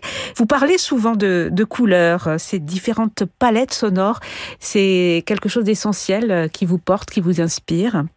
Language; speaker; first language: French; native; French